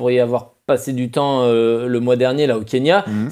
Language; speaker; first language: French; native; French